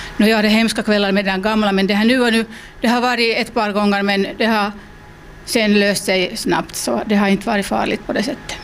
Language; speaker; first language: Swedish; non-native, local second language; Finnish